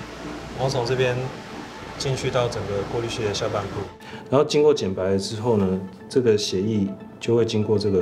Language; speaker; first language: Chinese; native; Chinese